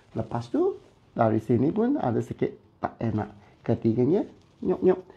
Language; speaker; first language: Malay; non-native, local second language; Chinese